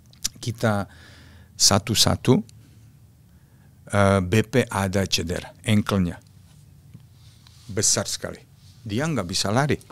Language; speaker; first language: Indonesian; non-native, fluent; Serbian